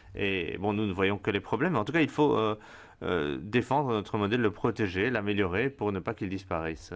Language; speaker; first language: French; non-native, fluent; Spanish